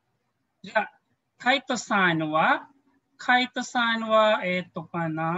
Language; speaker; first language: Japanese; non-native, fluent; Filipino